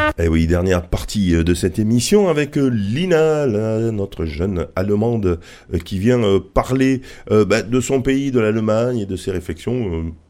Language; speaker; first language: French; native; French